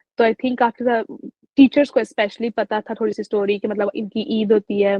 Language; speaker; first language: Urdu; native; Urdu